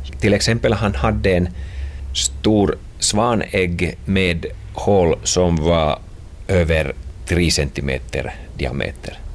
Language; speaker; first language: Swedish; non-native, local second language; Finnish